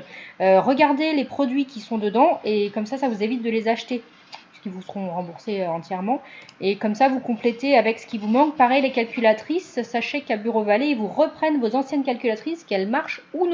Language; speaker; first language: French; native; French